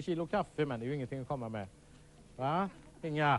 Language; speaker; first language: Swedish; native; Swedish